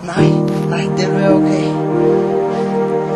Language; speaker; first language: Danish; non-native, learner; Norwegian